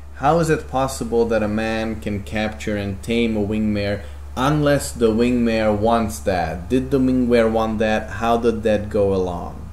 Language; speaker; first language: English; non-native, fluent; Hungarian